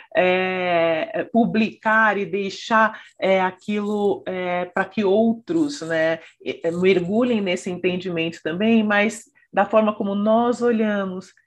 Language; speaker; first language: Portuguese; native; Portuguese